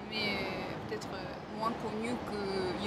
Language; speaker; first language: French; non-native, fluent; Japanese